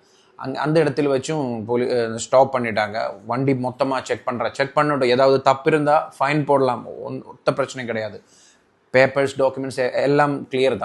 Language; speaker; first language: Tamil; non-native, local second language; Malayalam